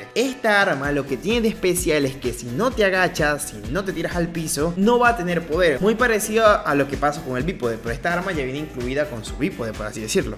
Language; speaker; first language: Spanish; native; Spanish